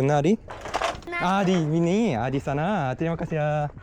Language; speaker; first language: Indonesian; non-native, learner; Korean